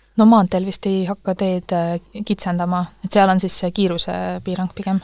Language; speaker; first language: Estonian; native; Estonian